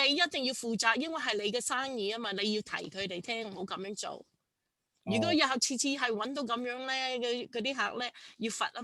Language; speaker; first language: Cantonese; early bilingual, heritage; Cantonese